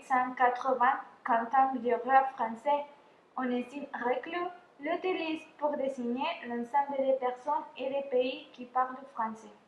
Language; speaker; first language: French; non-native, fluent; Spanish